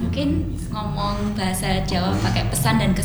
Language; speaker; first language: Indonesian; non-native, fluent; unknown